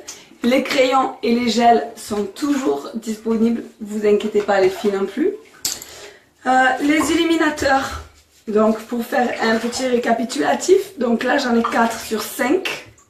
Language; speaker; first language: French; native; French